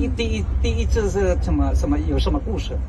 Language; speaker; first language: Chinese; non-native, learner; Indonesian